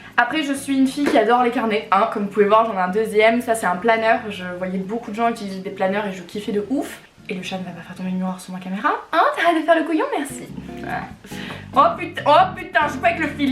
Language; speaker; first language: French; native; French